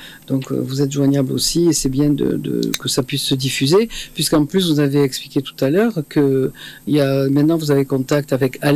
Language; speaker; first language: French; native; French